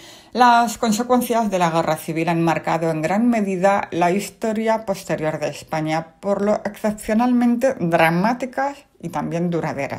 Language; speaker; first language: Spanish; native; Spanish